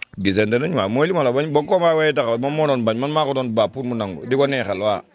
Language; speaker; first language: Wolof; non-native, local second language; Fula